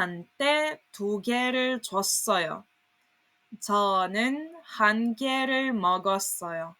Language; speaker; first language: Korean; non-native, fluent; Serbian